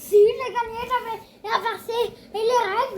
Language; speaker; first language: French; native; French